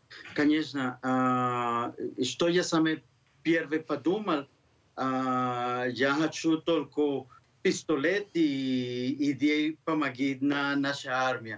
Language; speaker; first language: Russian; non-native, learner; Spanish